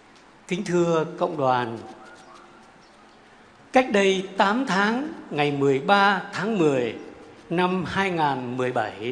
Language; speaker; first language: Vietnamese; native; Vietnamese